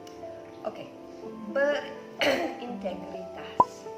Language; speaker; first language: Indonesian; non-native, fluent; English